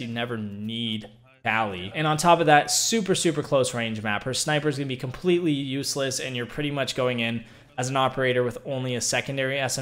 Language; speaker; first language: English; native; English